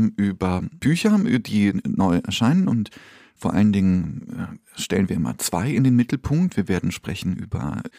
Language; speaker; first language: German; early bilingual, other home language; Polish